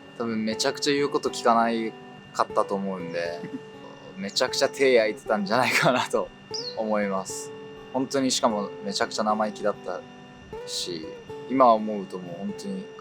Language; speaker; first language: Japanese; native; Japanese